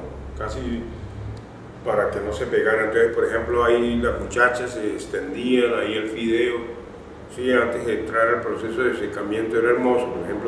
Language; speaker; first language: Spanish; native; Spanish